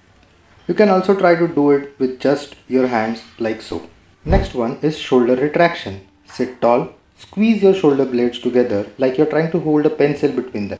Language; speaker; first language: English; non-native, local second language; Hindi